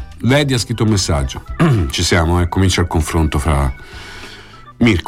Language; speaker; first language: Italian; native; Italian